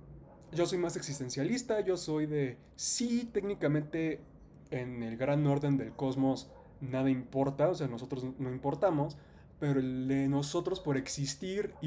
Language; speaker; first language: Spanish; native; Spanish